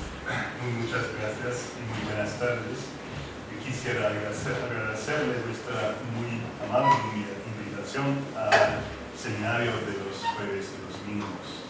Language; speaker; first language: Spanish; non-native, fluent; English